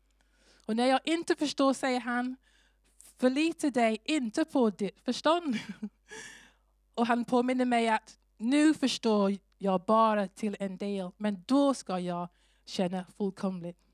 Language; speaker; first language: Swedish; non-native, fluent; English